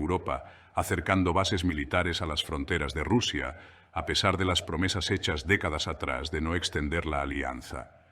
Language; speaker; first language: Spanish; native; Spanish